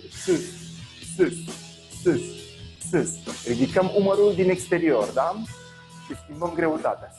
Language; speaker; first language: Romanian; native; Romanian